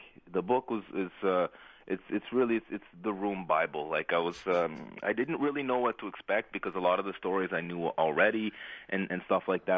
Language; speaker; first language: English; native; English